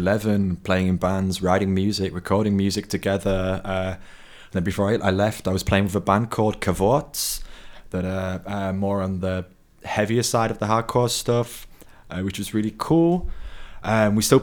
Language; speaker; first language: English; native; English